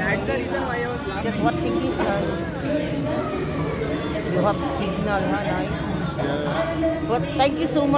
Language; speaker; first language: English; non-native, learner; Filipino